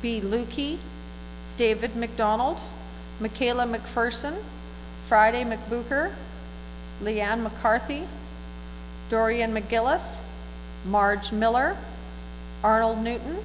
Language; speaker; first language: English; native; English